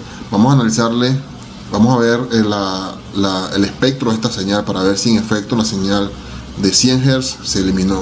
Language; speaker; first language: Spanish; native; Spanish